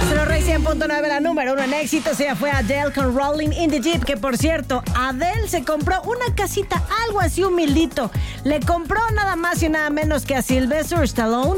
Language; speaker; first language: Spanish; native; Spanish